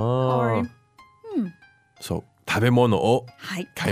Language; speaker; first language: Japanese; non-native, fluent; English